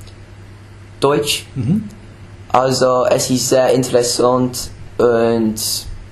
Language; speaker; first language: German; non-native, learner; English